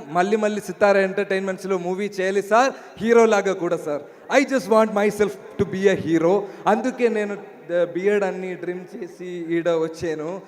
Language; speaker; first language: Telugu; non-native, learner; Malayalam